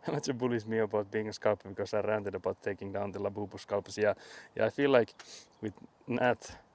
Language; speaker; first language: English; non-native, fluent; Finnish